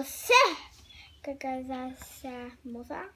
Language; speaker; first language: Portuguese; early bilingual, heritage; Portuguese